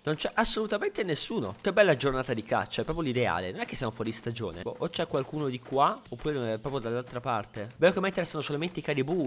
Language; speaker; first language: Italian; native; Italian